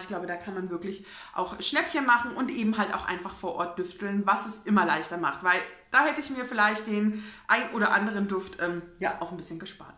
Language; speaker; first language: German; native; German